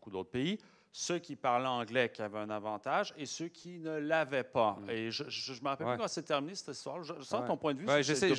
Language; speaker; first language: French; native; French